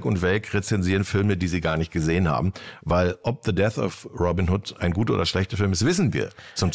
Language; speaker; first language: German; native; German